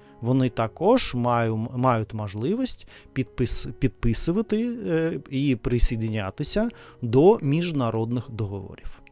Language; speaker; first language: Ukrainian; non-native, learner; Russian